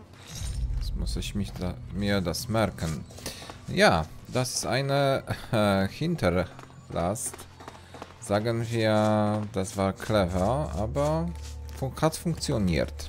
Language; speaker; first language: German; non-native, learner; Polish